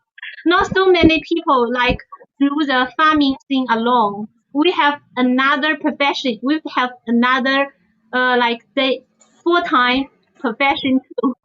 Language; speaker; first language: English; non-native, fluent; Chinese